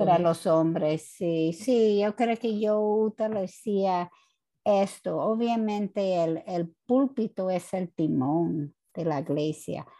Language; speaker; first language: Spanish; non-native, fluent; English